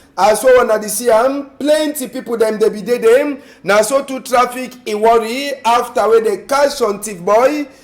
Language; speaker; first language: Nigerian Pidgin; native; Nigerian Pidgin